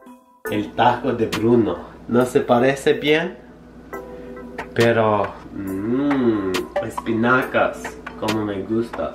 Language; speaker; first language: Spanish; non-native, learner; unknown